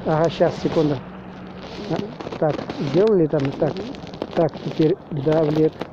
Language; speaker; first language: Russian; native; Russian